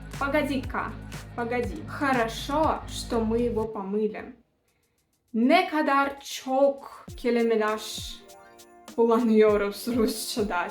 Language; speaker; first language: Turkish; non-native, fluent; Russian